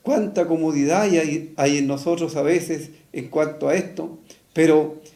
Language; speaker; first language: Spanish; native; Spanish